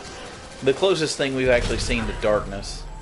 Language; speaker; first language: English; native; English